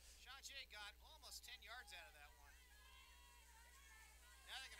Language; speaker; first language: English; native; English